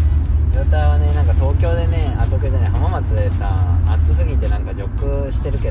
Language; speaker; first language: Japanese; native; Japanese